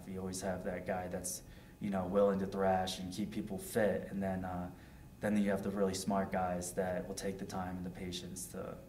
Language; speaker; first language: English; native; English